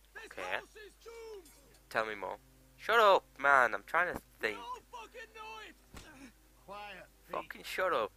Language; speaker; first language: English; native; English